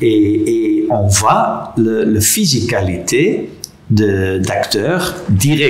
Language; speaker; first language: French; non-native, local second language; Dutch